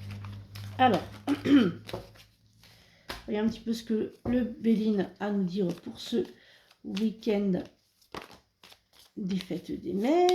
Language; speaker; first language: French; native; French